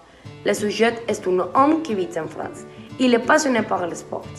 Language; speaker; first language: French; non-native, learner; Spanish